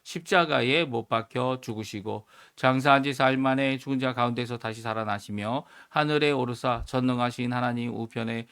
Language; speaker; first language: Korean; native; Korean